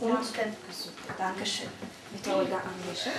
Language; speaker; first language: German; non-native, fluent; Russian